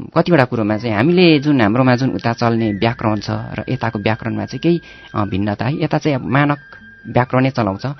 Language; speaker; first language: Nepali; native; Nepali